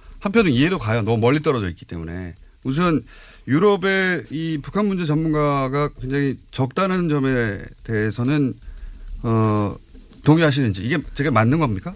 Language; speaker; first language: Korean; native; Korean